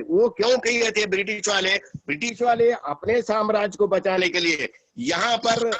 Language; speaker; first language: Hindi; non-native, local second language; Telugu